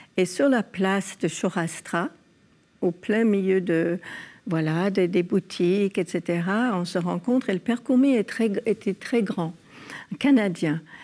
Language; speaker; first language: French; non-native, fluent; English